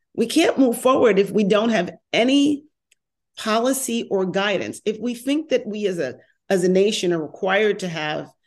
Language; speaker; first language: English; native; English